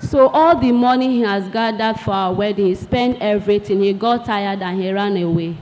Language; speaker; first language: English; non-native, local second language; Igbo